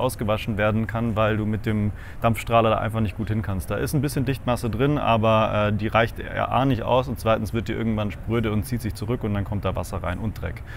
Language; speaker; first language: German; native; German